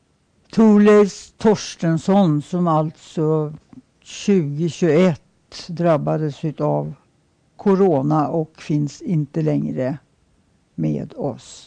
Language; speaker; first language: Swedish; native; Swedish